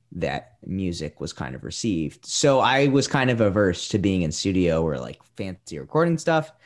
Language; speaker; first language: English; native; English